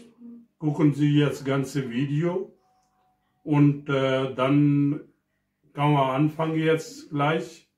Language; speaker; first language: German; non-native, learner; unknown